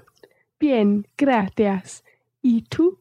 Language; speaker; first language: Spanish; non-native, learner; English